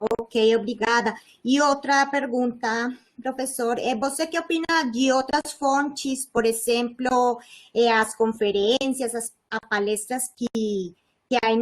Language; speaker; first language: Portuguese; non-native, learner; Spanish